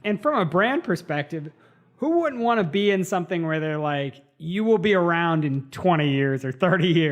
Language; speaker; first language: English; native; English